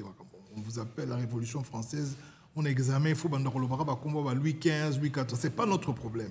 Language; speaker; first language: French; non-native, local second language; Lingala